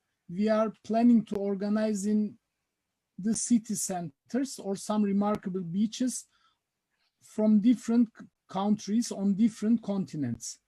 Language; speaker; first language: English; non-native, fluent; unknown